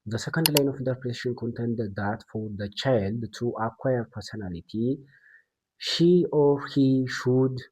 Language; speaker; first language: English; non-native, local second language; Amharic